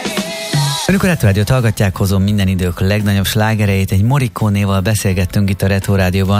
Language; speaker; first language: Hungarian; native; Hungarian